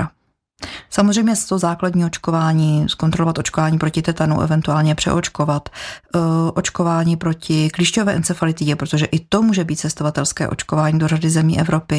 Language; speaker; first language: Czech; native; Czech